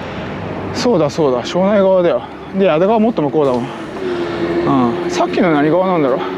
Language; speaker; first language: Japanese; native; Japanese